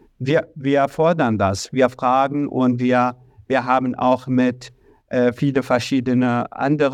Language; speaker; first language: German; non-native, learner; Arabic